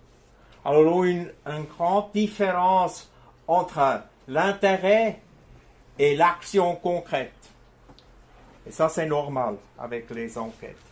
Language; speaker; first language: French; non-native, fluent; German